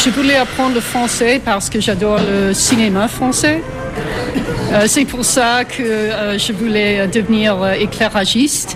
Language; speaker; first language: French; non-native, fluent; English